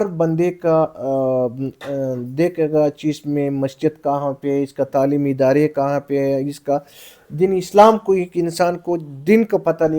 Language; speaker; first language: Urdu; non-native, local second language; Pashto